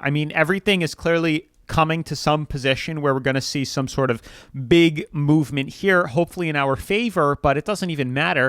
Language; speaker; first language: English; native; English